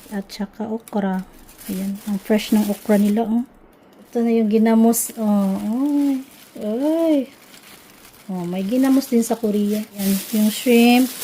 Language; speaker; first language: Filipino; non-native, local second language; Cebuano